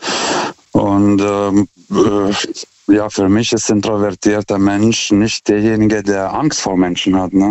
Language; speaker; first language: German; non-native, fluent; Lithuanian